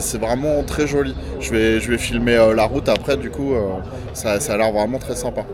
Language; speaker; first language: French; native; French